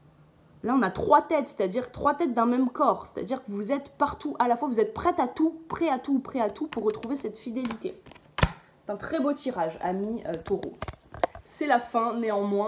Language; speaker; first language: French; native; French